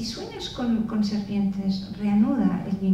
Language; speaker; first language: Spanish; native; Spanish